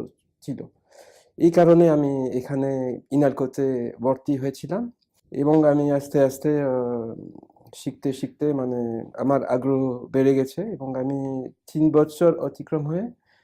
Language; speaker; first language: Bangla; non-native, fluent; French